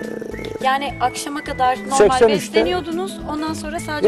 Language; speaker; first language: Turkish; native; Turkish